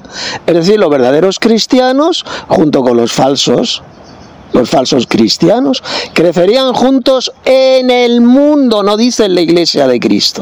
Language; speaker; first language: Spanish; native; Spanish